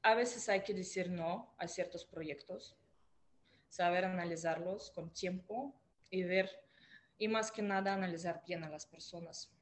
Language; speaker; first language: Spanish; non-native, fluent; Russian